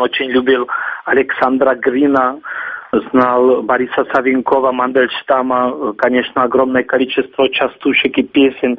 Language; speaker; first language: Russian; non-native, fluent; Czech